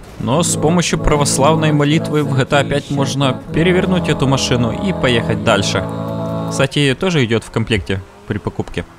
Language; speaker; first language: Russian; native; Russian